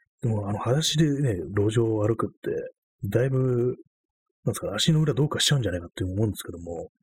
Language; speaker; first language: Japanese; native; Japanese